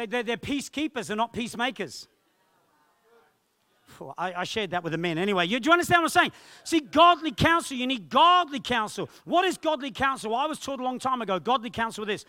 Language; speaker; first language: English; native; English